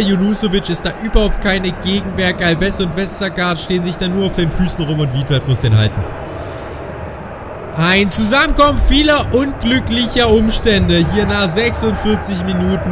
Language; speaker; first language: German; native; German